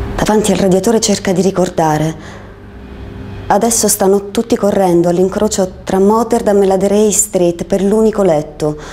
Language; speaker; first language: Italian; native; Italian